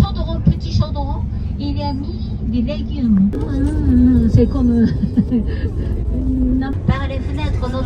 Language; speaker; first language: French; non-native, fluent; Japanese